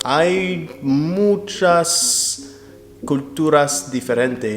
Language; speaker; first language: Spanish; non-native, learner; French